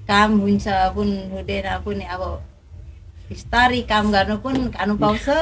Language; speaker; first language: Nepali; non-native, learner; Indonesian